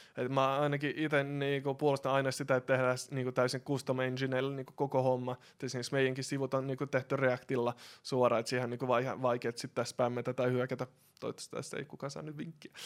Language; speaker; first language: Finnish; early bilingual, other home language; Russian